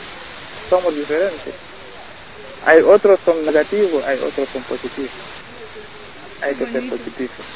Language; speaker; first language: Spanish; non-native, learner; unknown